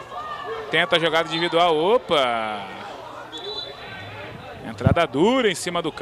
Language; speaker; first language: Portuguese; native; Portuguese